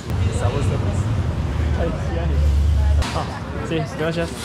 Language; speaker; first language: Spanish; non-native, learner; Korean